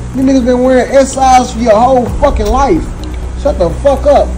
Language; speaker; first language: English; native; English